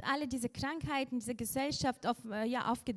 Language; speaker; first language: German; non-native, fluent; Russian